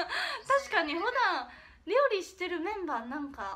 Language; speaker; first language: Japanese; non-native, fluent; Chinese